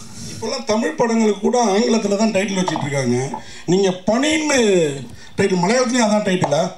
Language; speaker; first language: Tamil; native; Tamil